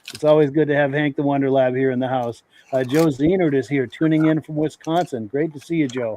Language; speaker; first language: English; native; English